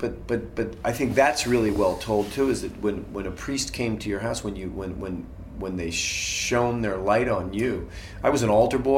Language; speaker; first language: English; native; English